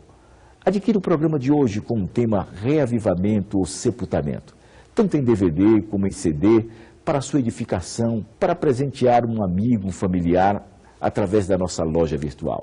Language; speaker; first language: Portuguese; native; Portuguese